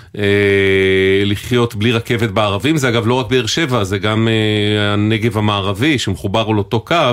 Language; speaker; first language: Hebrew; native; Hebrew